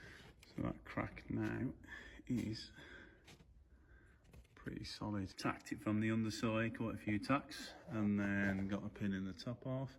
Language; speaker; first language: English; native; English